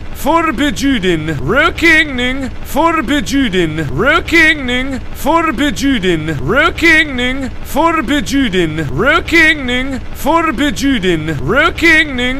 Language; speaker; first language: Swedish; non-native, learner; English